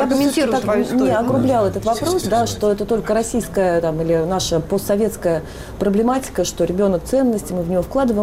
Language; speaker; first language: Russian; native; Russian